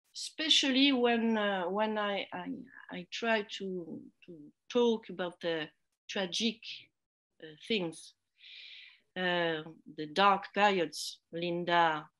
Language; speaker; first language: English; non-native, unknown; French